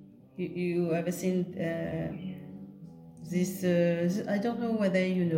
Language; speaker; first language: English; non-native, local second language; Morisyen